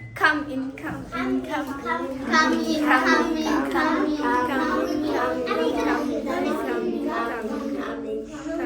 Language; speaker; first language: English; non-native, learner; Bangla